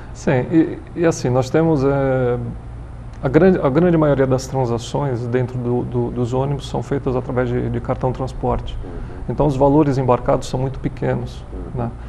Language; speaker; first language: Portuguese; native; Portuguese